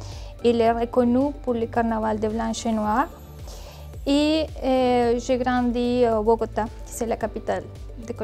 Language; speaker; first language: French; non-native, learner; Spanish